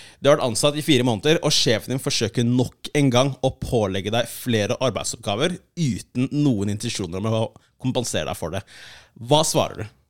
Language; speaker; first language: Norwegian; early bilingual, other home language; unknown